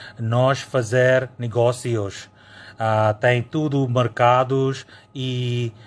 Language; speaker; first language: Portuguese; non-native, learner; Bangla